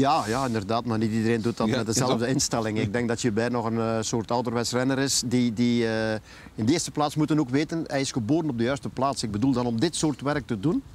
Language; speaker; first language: Dutch; native; Dutch